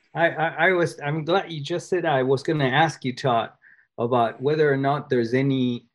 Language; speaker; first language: English; non-native, fluent; Spanish